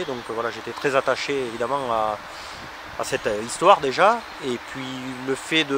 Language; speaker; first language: French; native; French